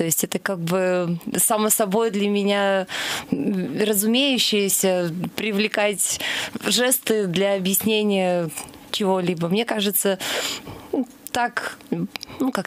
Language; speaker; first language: Russian; native; Russian